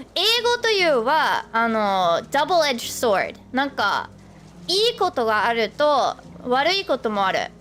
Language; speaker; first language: Japanese; non-native, learner; English